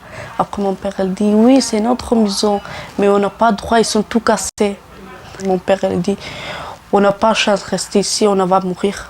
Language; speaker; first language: French; non-native, learner; Romany